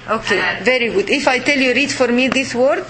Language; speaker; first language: English; non-native, fluent; Arabic